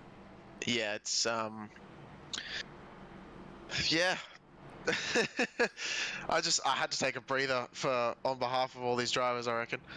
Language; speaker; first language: English; native; English